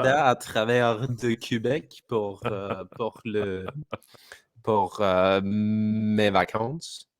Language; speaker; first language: French; non-native, fluent; English